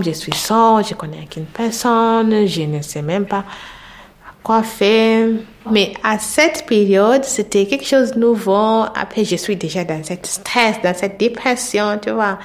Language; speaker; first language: French; non-native, learner; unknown